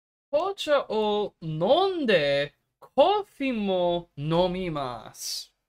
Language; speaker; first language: Japanese; non-native, learner; English